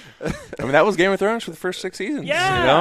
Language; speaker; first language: English; native; English